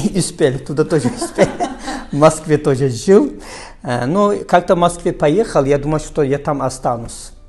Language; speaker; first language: Russian; non-native, learner; Turkish